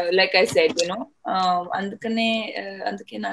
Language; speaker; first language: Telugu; non-native, fluent; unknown